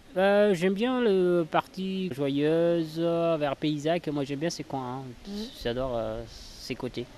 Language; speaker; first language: French; non-native, local second language; Fula